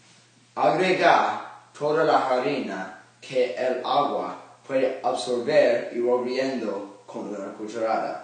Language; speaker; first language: Spanish; non-native, learner; English